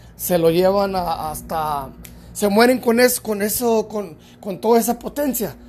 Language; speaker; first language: Spanish; early bilingual, heritage; Spanish